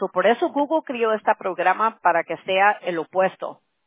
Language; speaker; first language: Spanish; early bilingual, heritage; Spanish